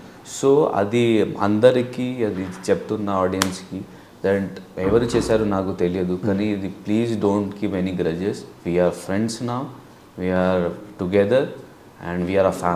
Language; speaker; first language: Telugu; non-native, local second language; Hindi